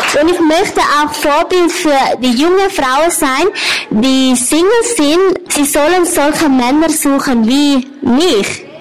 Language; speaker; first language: German; non-native, learner; Thai